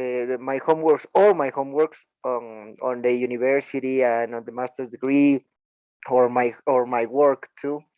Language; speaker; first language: English; non-native, learner; Spanish